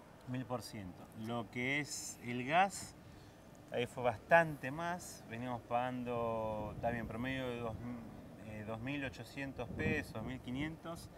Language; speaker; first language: Spanish; native; Spanish